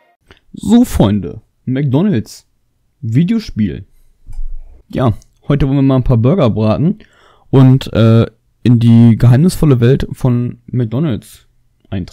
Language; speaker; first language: German; native; German